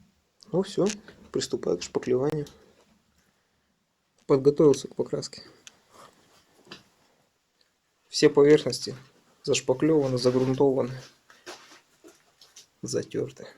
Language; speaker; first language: Russian; native; Russian